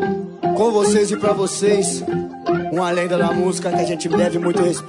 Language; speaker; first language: Portuguese; native; Portuguese